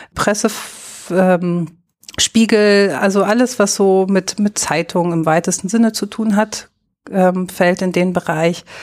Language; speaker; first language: German; native; German